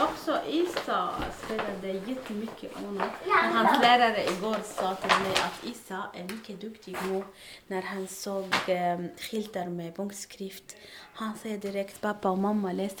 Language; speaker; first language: Swedish; non-native, learner; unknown